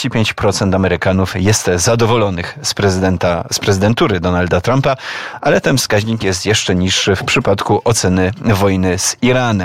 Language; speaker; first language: Polish; native; Polish